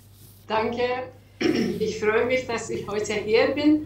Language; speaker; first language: German; non-native, learner; Persian